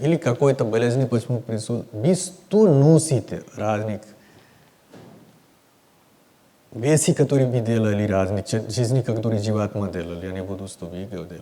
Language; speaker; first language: Russian; non-native, learner; Hindi